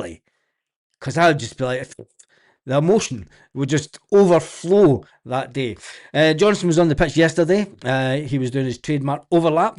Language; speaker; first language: English; native; English